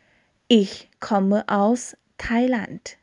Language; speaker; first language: German; non-native, fluent; Thai